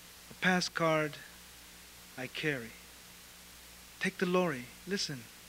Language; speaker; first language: English; early bilingual, other home language; Spanish